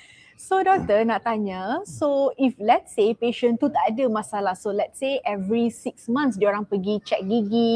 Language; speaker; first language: Malay; native; Malay